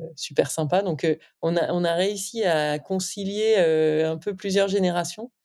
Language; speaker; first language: French; native; French